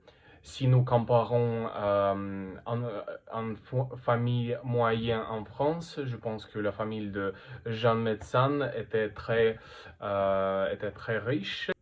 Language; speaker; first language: French; non-native, learner; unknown